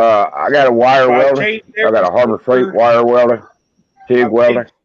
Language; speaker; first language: English; native; English